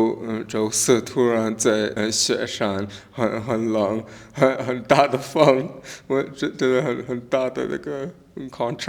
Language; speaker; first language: Chinese; non-native, learner; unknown